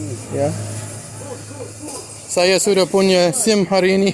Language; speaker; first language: Indonesian; non-native, learner; English